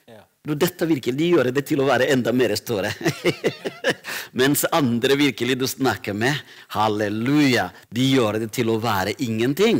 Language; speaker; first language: Norwegian; non-native, fluent; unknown